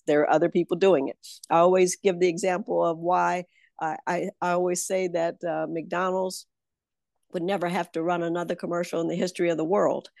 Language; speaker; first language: English; native; English